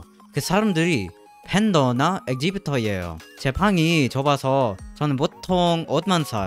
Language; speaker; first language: Korean; non-native, learner; English